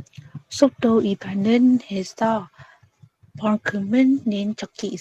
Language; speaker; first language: Korean; non-native, learner; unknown